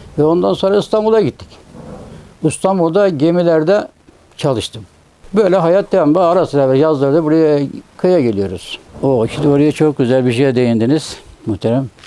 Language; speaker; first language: Turkish; native; Turkish